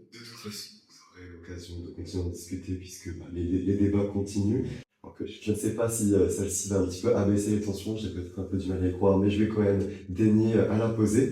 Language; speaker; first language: French; native; French